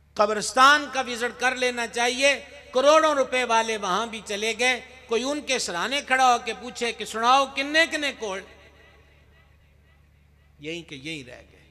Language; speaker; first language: Urdu; non-native, local second language; Punjabi